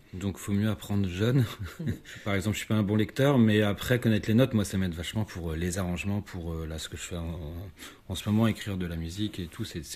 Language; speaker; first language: French; native; French